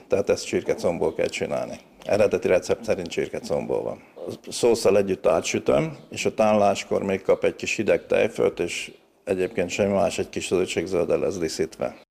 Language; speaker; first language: Hungarian; native; Hungarian